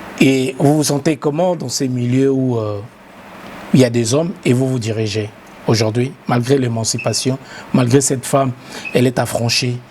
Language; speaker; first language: French; non-native, local second language; Lingala